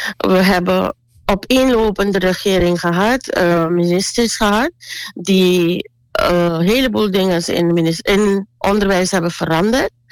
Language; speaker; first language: Dutch; native; Dutch